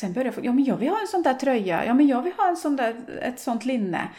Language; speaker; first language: Swedish; non-native, fluent; Norwegian